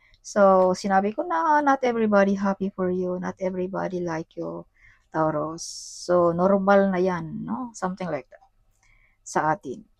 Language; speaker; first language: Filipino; non-native, local second language; Cebuano